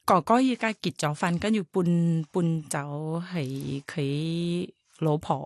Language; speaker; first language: Cantonese; non-native, fluent; Thai